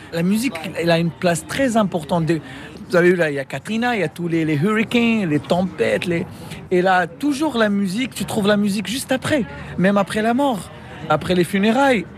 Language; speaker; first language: French; non-native, local second language; Arabic